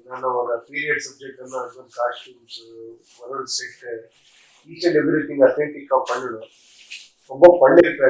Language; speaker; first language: Tamil; non-native, learner; Kannada